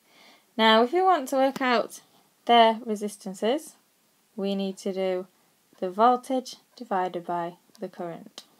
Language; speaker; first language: English; native; English